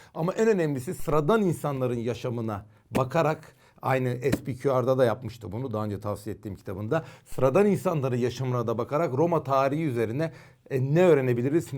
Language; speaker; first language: Turkish; native; Turkish